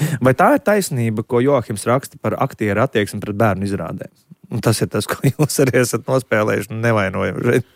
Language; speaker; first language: Latvian; native; Latvian